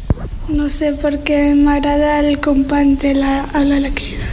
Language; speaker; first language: Catalan; non-native, learner; Urdu